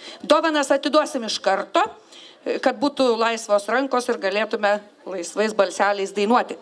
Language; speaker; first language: Lithuanian; native; Lithuanian